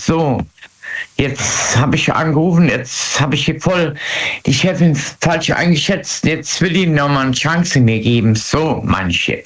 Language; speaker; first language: German; native; German